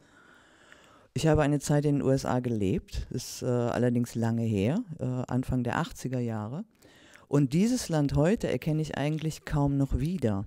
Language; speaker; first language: German; native; German